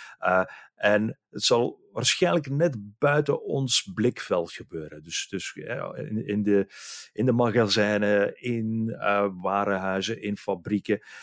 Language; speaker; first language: Dutch; native; Dutch